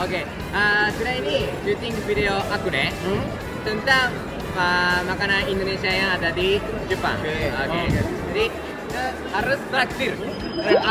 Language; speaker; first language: Indonesian; non-native, learner; Japanese